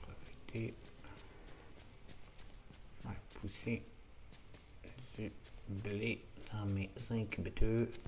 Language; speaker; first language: French; native; French